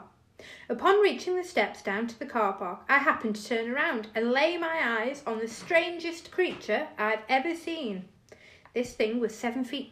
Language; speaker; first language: English; native; English